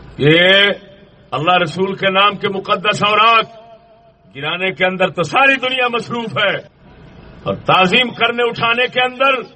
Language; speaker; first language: Urdu; non-native, local second language; Punjabi